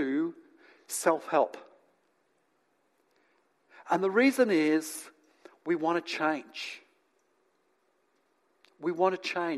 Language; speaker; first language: English; native; English